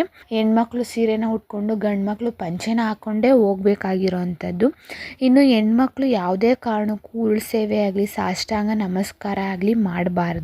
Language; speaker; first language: Kannada; native; Kannada